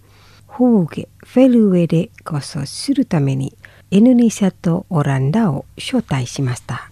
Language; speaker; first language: Japanese; non-native, fluent; Indonesian